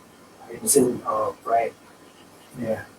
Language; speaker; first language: English; non-native, learner; Japanese